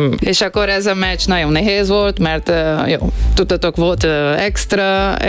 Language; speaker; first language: Hungarian; non-native, learner; Portuguese